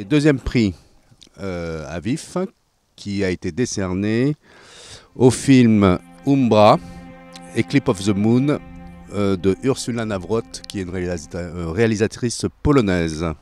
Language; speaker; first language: French; native; French